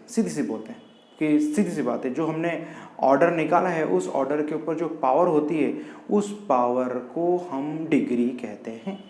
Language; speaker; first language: Hindi; native; Hindi